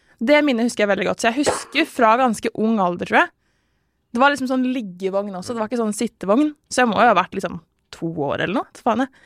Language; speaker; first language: Norwegian; native; Norwegian